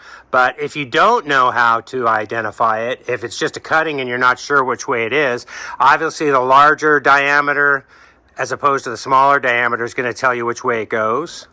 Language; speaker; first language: English; native; English